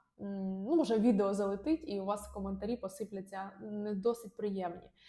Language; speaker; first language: Ukrainian; non-native, local second language; Russian